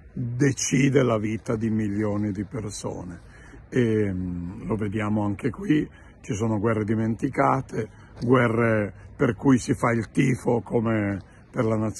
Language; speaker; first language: Italian; native; Italian